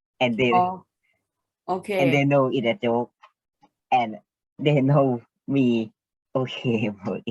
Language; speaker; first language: English; non-native, learner; Thai